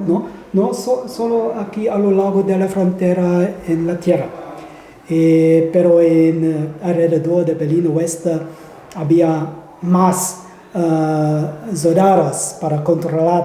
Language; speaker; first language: Spanish; non-native, fluent; German